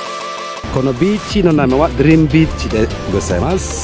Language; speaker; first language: Japanese; non-native, local second language; Indonesian